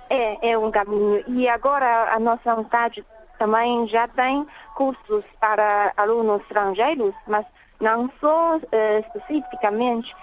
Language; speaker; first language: Portuguese; non-native, fluent; Chinese